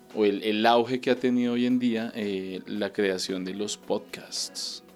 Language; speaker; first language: Spanish; native; Spanish